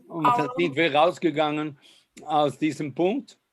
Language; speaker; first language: German; non-native, fluent; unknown